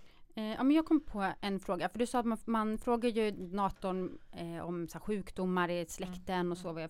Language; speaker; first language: Swedish; native; Swedish